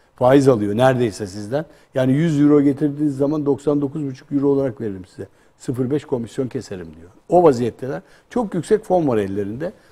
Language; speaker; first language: Turkish; native; Turkish